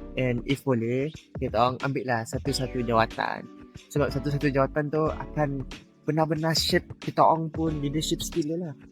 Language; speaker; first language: Malay; native; Malay